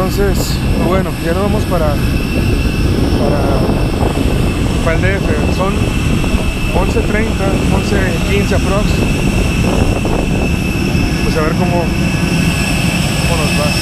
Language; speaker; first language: Spanish; native; Spanish